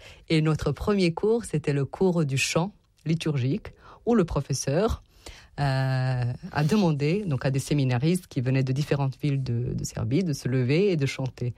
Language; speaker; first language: French; non-native, fluent; Serbian